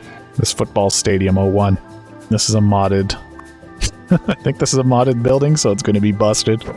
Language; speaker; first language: English; native; English